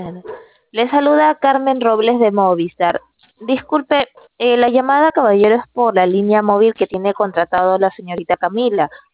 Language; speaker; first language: Spanish; native; Spanish